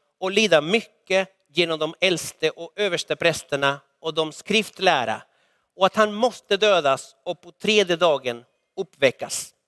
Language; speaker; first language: Swedish; non-native, fluent; Spanish